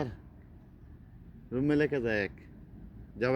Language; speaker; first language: Hindi; non-native, learner; Bangla